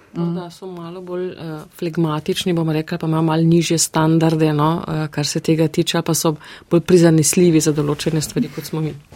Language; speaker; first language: Slovenian; native; Slovenian